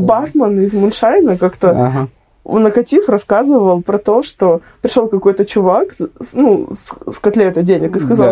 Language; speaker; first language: Russian; native; Russian